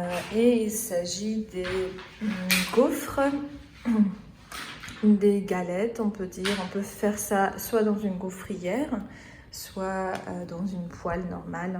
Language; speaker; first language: French; non-native, fluent; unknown